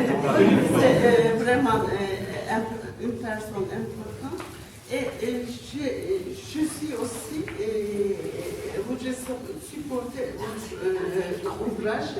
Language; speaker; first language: French; non-native, learner; Turkish